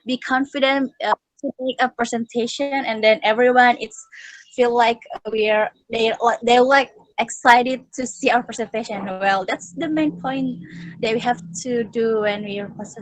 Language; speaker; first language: English; non-native, learner; Indonesian